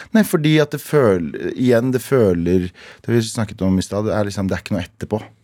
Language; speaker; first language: Norwegian; early bilingual, other home language; Kurdish